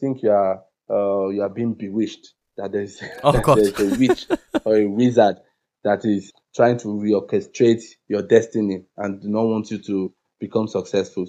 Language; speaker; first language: English; non-native, local second language; Yoruba